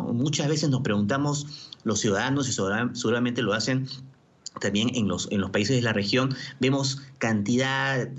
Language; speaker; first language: Spanish; native; Spanish